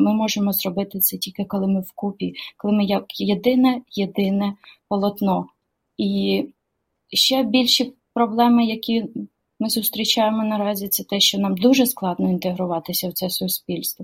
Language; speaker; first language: Ukrainian; native; Ukrainian